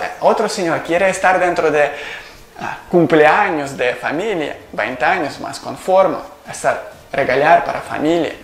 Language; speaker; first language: Spanish; non-native, learner; Ukrainian